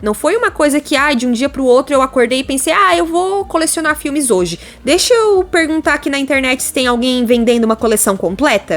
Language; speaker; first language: Portuguese; native; Portuguese